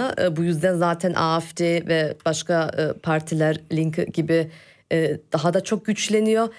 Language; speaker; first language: Turkish; early bilingual, heritage; Turkish